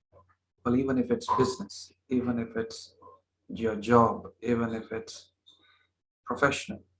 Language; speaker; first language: English; non-native, local second language; Hindi